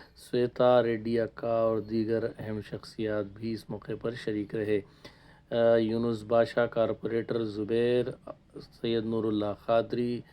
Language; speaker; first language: Urdu; native; Urdu